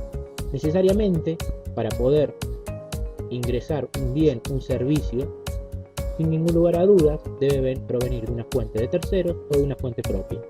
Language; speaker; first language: Spanish; native; Spanish